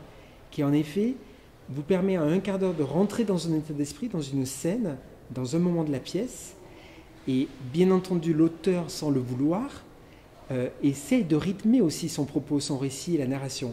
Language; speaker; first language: French; native; French